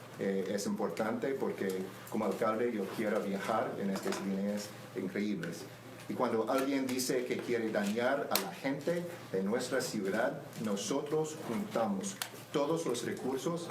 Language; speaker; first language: Spanish; non-native, learner; English